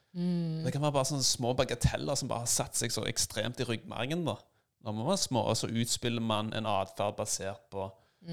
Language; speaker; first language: Norwegian; native; Norwegian